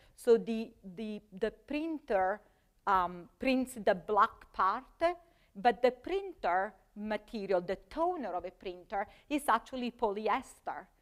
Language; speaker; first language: English; non-native, fluent; Italian